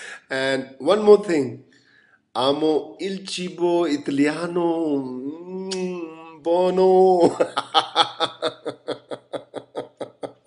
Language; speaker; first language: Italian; non-native, learner; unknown